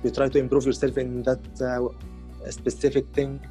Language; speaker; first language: English; non-native, learner; Arabic